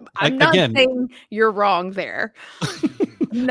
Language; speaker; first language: English; native; English